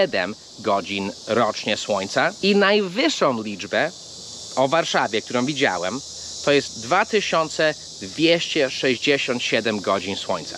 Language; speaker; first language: Polish; non-native, fluent; English